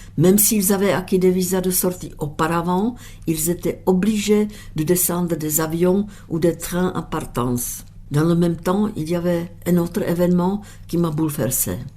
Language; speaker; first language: French; non-native, fluent; Czech